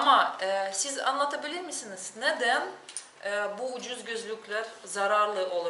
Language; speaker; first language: Turkish; non-native, fluent; Russian